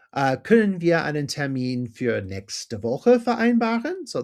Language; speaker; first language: German; non-native, fluent; English